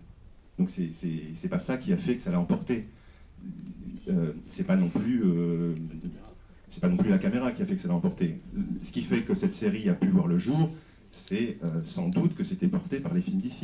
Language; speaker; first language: French; native; French